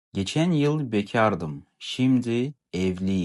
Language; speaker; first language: Turkish; non-native, fluent; Kazakh